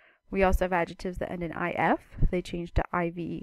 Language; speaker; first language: English; native; English